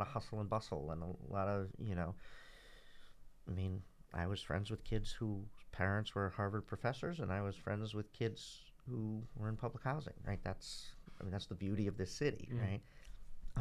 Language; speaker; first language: English; native; English